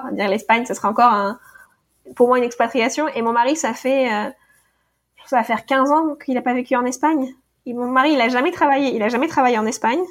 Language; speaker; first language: French; native; French